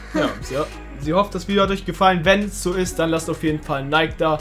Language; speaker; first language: German; early bilingual, other home language; Turkish